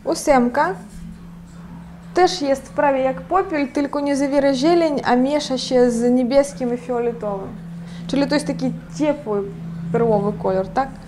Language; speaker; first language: Polish; non-native, fluent; Ukrainian